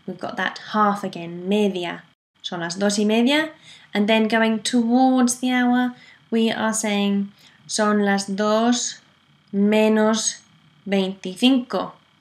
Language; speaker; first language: English; native; English